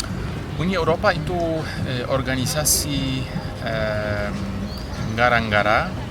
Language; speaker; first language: Indonesian; non-native, fluent; Polish